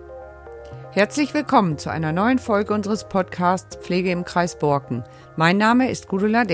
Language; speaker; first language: German; native; German